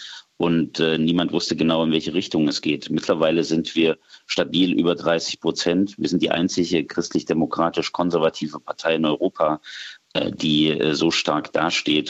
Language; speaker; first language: German; native; German